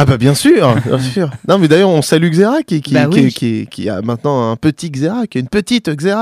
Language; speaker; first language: French; native; French